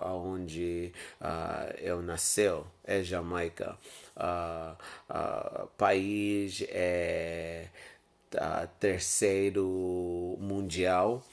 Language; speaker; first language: Portuguese; non-native, learner; English